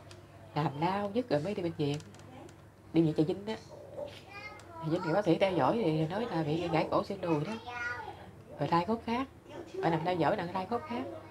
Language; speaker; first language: Vietnamese; native; Vietnamese